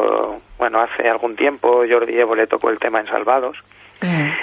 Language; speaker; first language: Spanish; native; Spanish